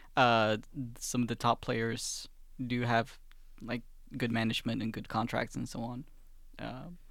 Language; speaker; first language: English; early bilingual, other home language; Swedish